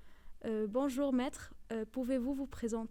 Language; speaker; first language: French; native; French